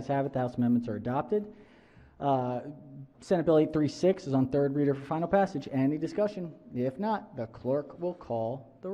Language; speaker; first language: English; native; English